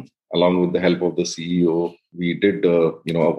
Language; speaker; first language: English; non-native, local second language; Hindi